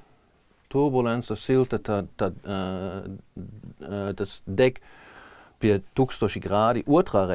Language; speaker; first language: Latvian; non-native, learner; German